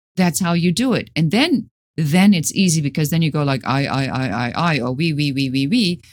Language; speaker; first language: English; non-native, fluent; German